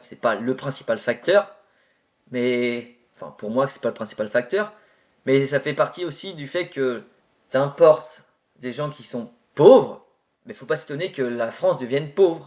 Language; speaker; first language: French; native; French